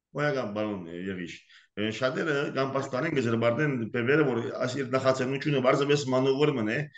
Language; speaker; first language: Armenian; early bilingual, heritage; Armenian